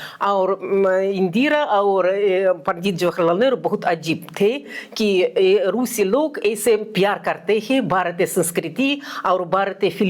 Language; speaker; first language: Hindi; non-native, fluent; Russian